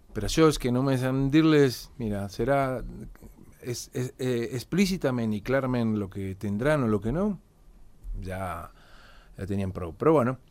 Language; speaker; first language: Catalan; non-native, local second language; Spanish